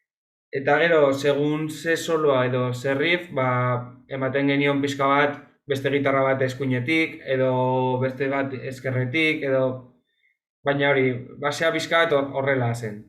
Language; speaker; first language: Basque; non-native, local second language; Spanish